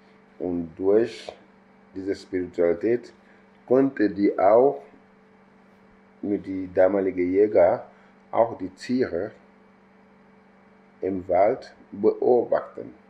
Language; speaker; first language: German; non-native, fluent; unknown